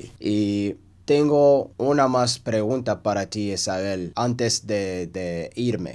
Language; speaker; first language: Spanish; non-native, learner; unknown